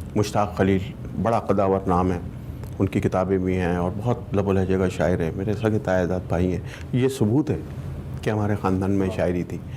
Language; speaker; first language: Urdu; native; Urdu